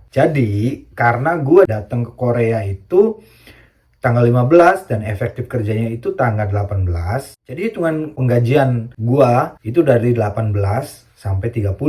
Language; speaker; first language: Indonesian; native; Indonesian